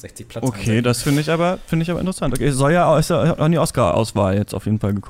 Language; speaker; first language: German; native; German